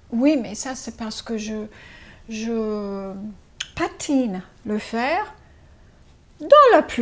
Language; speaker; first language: French; non-native, fluent; English